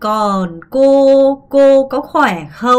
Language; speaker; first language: Vietnamese; non-native, fluent; Korean